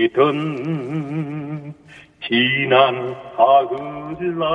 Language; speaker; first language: Korean; native; Korean